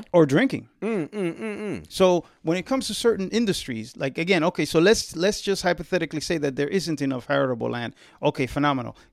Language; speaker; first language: English; early bilingual, other home language; Spanish